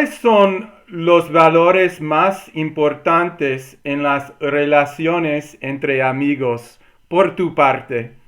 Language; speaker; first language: Spanish; non-native, learner; English